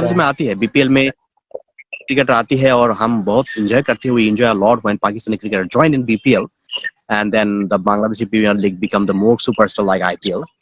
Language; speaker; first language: Hindi; non-native, learner; Bangla